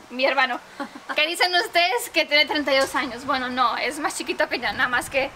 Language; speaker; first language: Spanish; non-native, fluent; Romanian